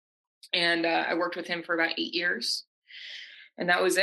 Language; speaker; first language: English; native; English